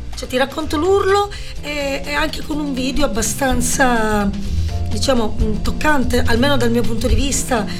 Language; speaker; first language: Italian; native; Italian